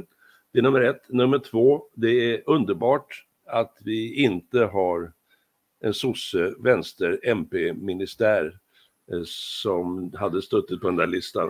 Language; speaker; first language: Swedish; native; Swedish